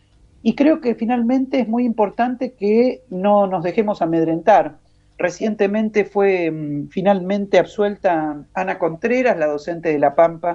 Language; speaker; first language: Spanish; native; Spanish